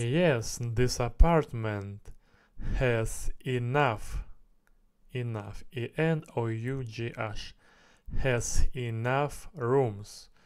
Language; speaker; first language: English; non-native, learner; Russian